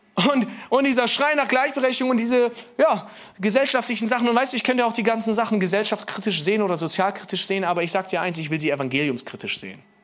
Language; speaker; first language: German; native; German